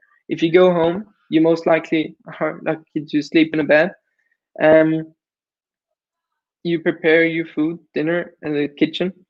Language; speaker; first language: English; non-native, fluent; German